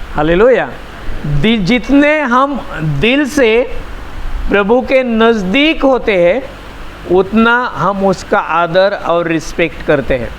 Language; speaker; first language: Hindi; non-native, local second language; Marathi